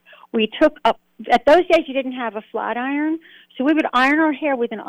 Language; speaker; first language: English; native; English